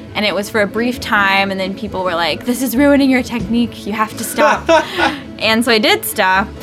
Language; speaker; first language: English; native; English